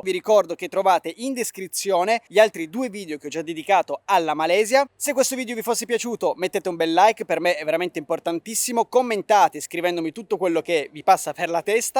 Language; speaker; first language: Italian; native; Italian